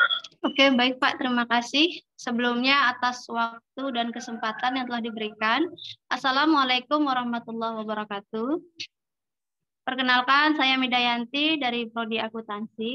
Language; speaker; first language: Indonesian; native; Indonesian